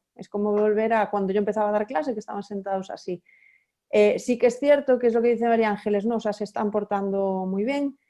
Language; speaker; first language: Spanish; native; Spanish